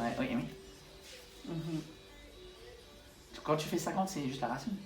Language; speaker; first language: French; native; French